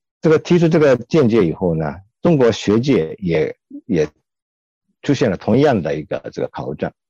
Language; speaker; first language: Chinese; non-native, fluent; Japanese